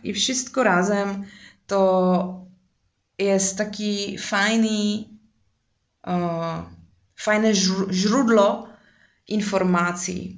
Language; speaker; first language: Polish; non-native, learner; Czech